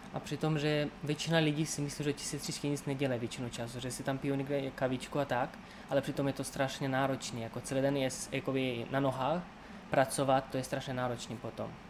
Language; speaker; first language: Czech; non-native, fluent; Romanian